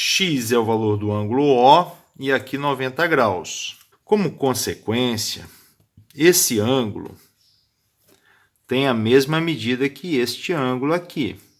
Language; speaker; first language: Portuguese; native; Portuguese